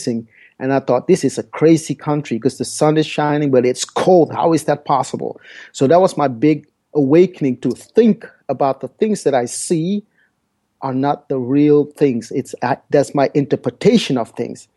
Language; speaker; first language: English; non-native, fluent; Dutch